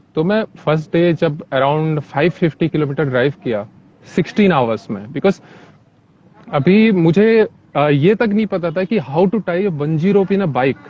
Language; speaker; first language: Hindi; native; Hindi